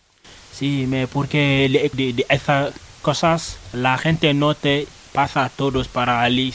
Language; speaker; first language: Spanish; non-native, learner; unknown